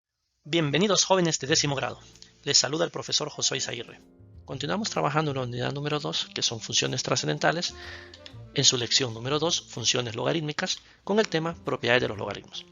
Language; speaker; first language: Spanish; native; Spanish